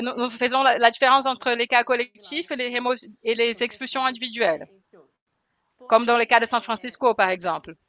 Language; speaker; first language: French; non-native, fluent; Portuguese